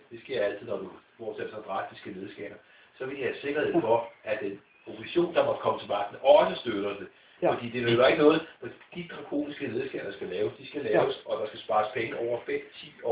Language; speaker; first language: Danish; native; Danish